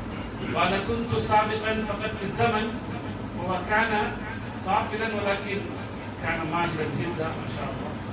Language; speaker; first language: Arabic; non-native, fluent; Urdu